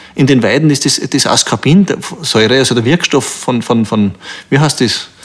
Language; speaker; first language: German; native; German